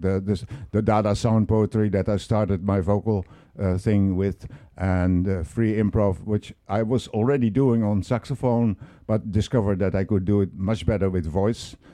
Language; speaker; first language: English; non-native, fluent; Dutch